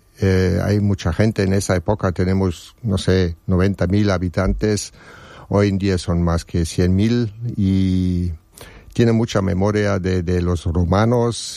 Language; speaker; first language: Spanish; non-native, fluent; German